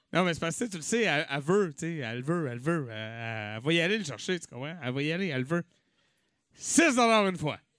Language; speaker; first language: French; native; French